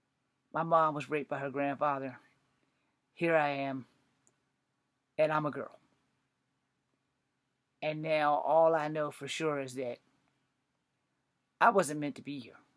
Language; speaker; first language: English; native; English